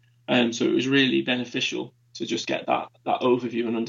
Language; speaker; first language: English; native; English